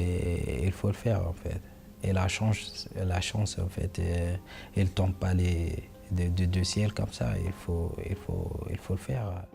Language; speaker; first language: French; non-native, fluent; Arabic